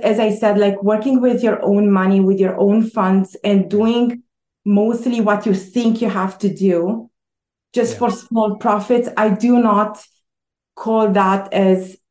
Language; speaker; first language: English; non-native, fluent; Romanian